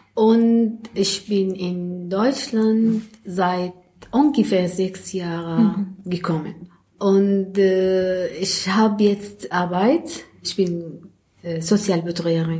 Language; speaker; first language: German; non-native, learner; Arabic